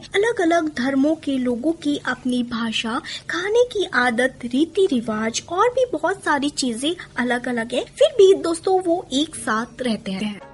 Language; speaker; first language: Hindi; native; Hindi